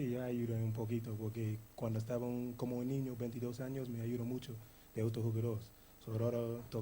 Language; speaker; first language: Spanish; non-native, learner; English